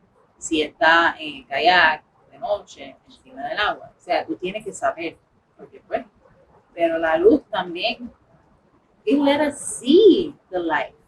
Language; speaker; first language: Spanish; early bilingual, heritage; English